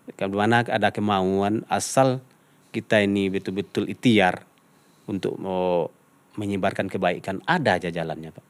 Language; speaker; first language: Indonesian; non-native, local second language; Minangkabau